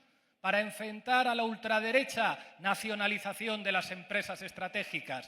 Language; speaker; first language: Spanish; native; Spanish